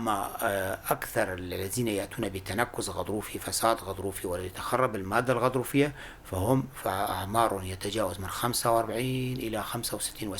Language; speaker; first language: Arabic; non-native, local second language; Kurdish